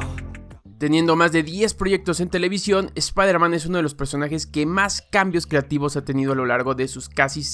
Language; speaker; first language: Spanish; native; Spanish